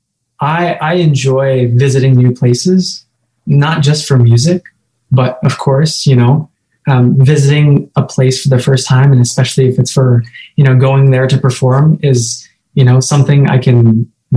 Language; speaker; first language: English; native; English